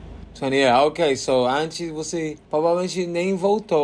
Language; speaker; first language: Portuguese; non-native, learner; English